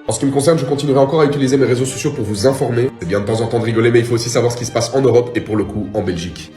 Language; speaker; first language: French; native; French